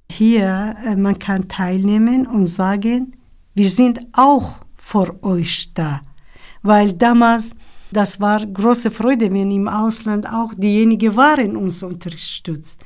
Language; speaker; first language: German; non-native, learner; Kurdish